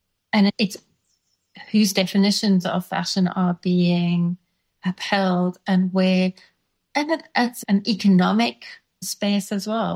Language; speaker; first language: English; non-native, local second language; Dutch